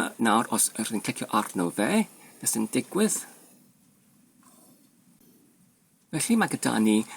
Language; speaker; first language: Welsh; non-native, fluent; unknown